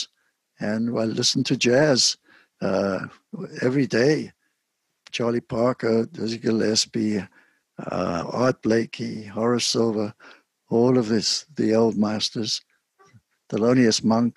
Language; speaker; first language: English; native; English